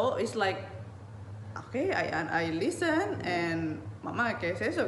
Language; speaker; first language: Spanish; non-native, learner; Indonesian